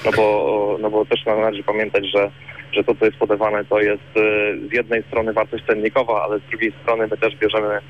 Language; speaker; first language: Polish; native; Polish